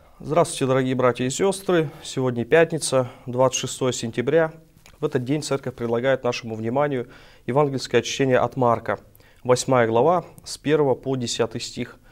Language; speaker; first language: Russian; native; Russian